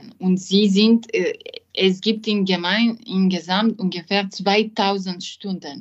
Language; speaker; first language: German; non-native, learner; French